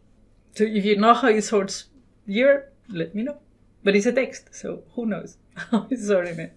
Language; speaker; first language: English; non-native, fluent; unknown